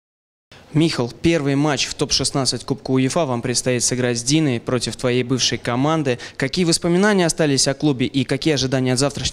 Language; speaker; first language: Russian; native; Russian